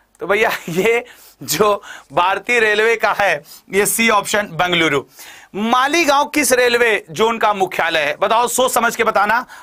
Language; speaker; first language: Hindi; native; Hindi